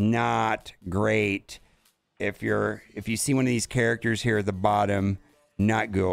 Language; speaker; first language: English; native; English